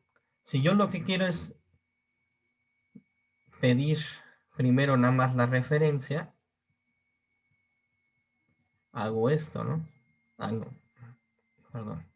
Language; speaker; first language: Spanish; native; Spanish